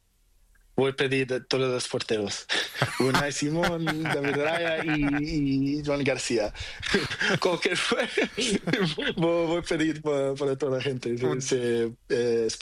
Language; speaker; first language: Spanish; non-native, learner; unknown